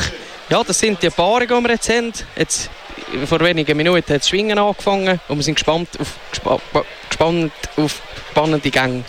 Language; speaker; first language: German; native; German